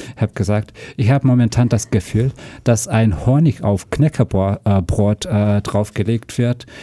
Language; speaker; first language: German; non-native, fluent; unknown